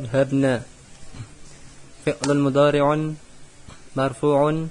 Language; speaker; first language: Arabic; non-native, learner; Indonesian